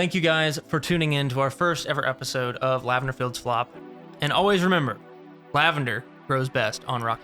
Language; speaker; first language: English; native; English